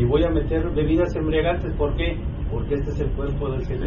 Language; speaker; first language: Spanish; native; Spanish